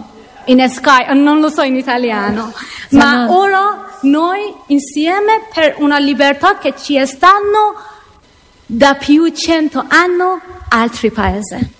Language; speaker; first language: Italian; non-native, learner; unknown